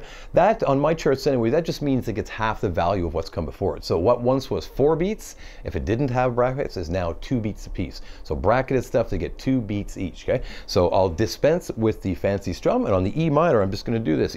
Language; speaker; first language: English; native; English